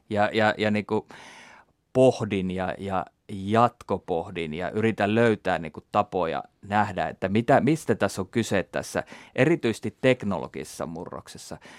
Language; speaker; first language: Finnish; native; Finnish